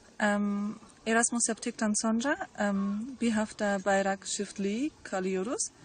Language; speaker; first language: Turkish; early bilingual, heritage; Turkish